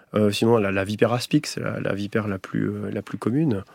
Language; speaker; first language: French; native; French